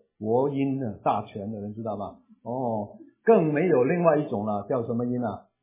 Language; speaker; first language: Chinese; non-native, local second language; Cantonese